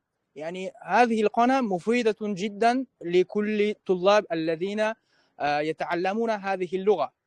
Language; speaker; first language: Arabic; non-native, fluent; Uzbek